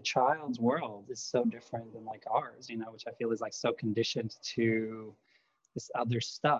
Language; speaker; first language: English; non-native, fluent; Lithuanian